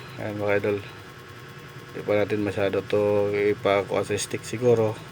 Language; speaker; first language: Filipino; non-native, local second language; Cebuano